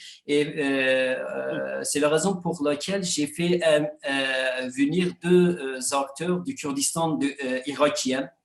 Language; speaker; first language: French; non-native, fluent; Kurdish